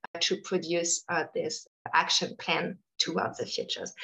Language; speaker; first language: English; non-native, fluent; French